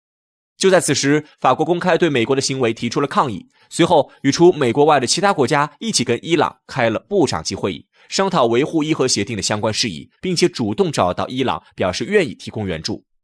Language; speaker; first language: Chinese; native; Chinese